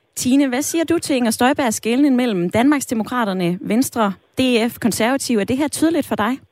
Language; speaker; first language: Danish; native; Danish